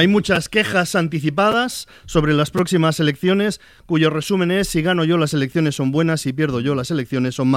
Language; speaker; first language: Spanish; native; Spanish